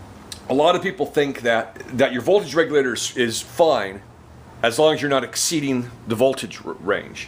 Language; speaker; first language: English; native; English